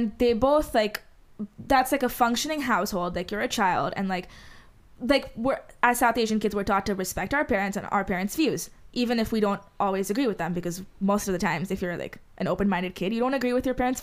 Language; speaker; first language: English; non-native, fluent; Hindi